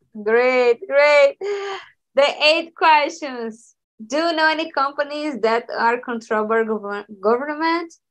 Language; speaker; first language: English; non-native, learner; Portuguese